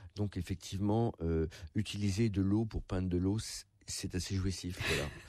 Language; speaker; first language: French; native; French